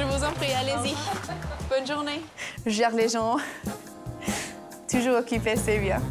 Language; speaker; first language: French; non-native, fluent; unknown